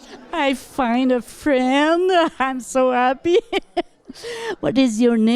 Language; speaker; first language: English; non-native, local second language; French